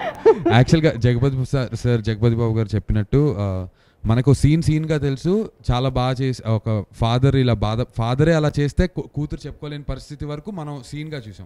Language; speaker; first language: Telugu; native; Telugu